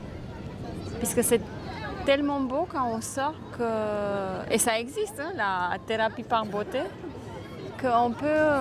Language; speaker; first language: French; non-native, fluent; Romanian